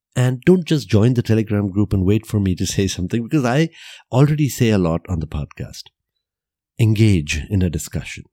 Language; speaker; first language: English; non-native, local second language; Gujarati